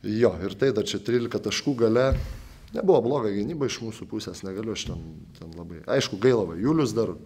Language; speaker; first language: Lithuanian; native; Lithuanian